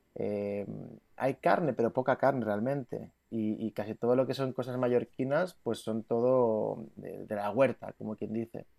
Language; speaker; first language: Spanish; native; Spanish